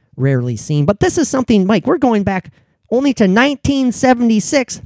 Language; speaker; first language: English; native; English